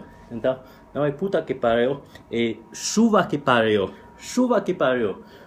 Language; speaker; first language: Portuguese; non-native, learner; English